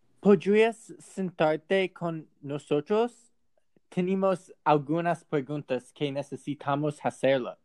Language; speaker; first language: Spanish; non-native, learner; English